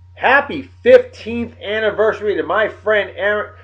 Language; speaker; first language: English; native; English